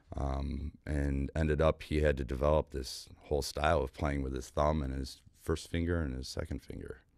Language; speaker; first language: English; native; English